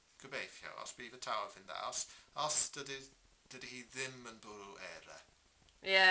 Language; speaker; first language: Welsh; non-native, learner; English